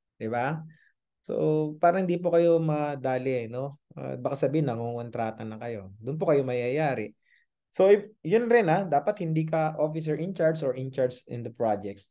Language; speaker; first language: Filipino; non-native, local second language; Iloko